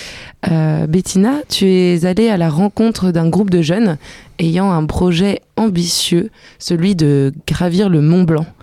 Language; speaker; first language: French; native; French